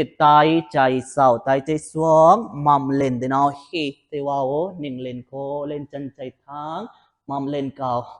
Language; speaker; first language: Vietnamese; non-native, learner; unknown